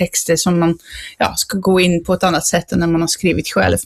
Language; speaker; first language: Swedish; non-native, fluent; Dutch